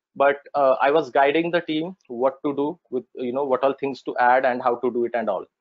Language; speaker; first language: English; non-native, local second language; Marathi